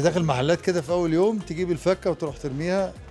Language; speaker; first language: Arabic; native; Arabic